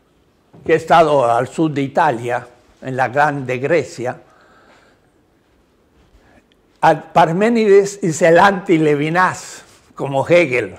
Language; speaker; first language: Italian; non-native, learner; Spanish